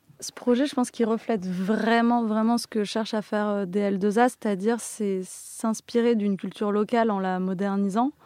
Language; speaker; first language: French; native; French